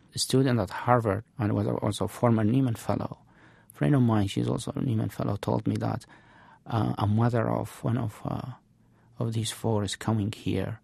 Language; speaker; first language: English; non-native, fluent; Arabic